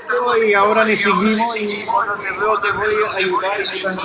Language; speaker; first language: Spanish; non-native, learner; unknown